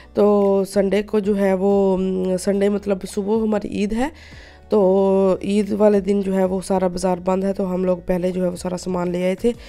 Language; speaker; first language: Urdu; non-native, local second language; Punjabi